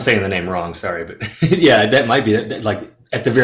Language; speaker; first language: English; native; English